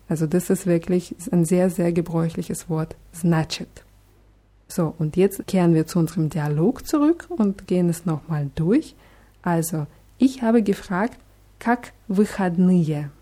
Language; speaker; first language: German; non-native, fluent; Russian